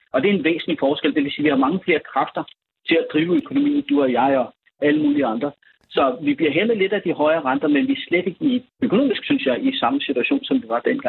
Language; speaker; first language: Danish; native; Danish